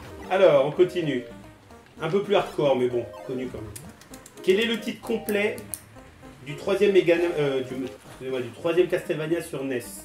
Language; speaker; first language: French; native; French